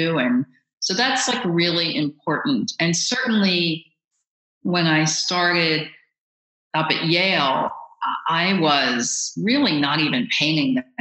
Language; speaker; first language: English; native; English